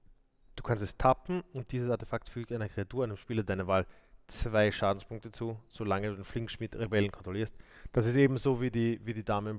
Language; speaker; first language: German; native; German